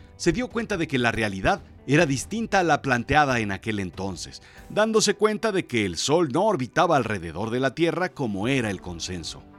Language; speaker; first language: Spanish; native; Spanish